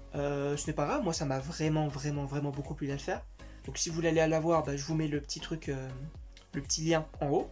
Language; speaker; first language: French; native; French